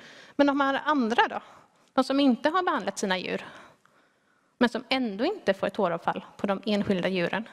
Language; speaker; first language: Swedish; native; Swedish